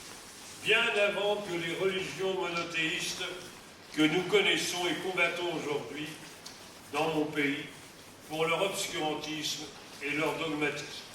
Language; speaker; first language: French; native; French